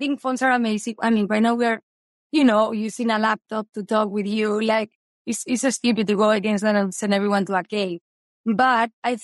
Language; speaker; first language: English; non-native, fluent; Spanish